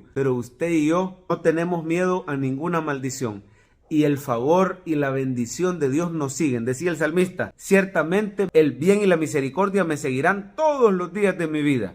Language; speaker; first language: Spanish; native; Spanish